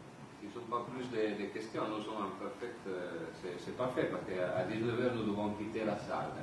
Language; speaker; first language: French; non-native, fluent; Italian